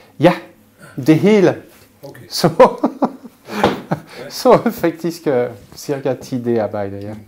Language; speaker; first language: Danish; non-native, local second language; Kalaallisut